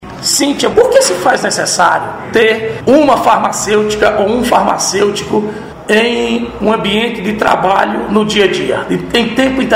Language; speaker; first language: Portuguese; native; Portuguese